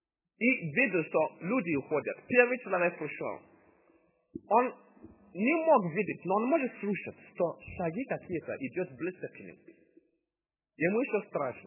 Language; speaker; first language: Russian; non-native, fluent; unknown